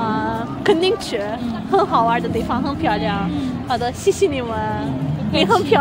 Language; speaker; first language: Chinese; non-native, learner; Turkish